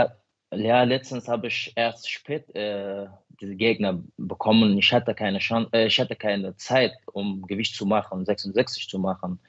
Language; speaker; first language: German; non-native, fluent; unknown